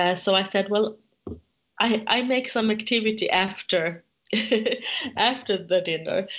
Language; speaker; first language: English; non-native, fluent; Swedish